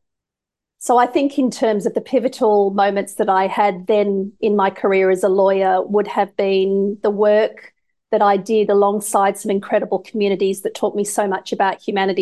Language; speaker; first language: English; native; English